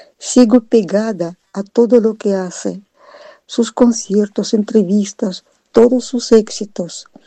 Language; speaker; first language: Spanish; non-native, fluent; Russian